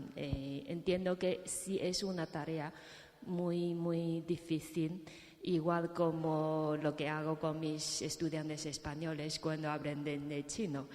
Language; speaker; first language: Spanish; non-native, fluent; Chinese